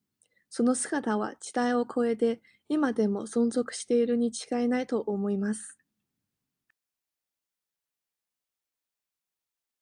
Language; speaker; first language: Japanese; non-native, learner; English